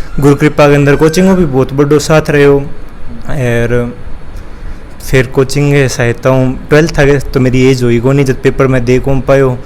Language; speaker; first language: Hindi; native; Hindi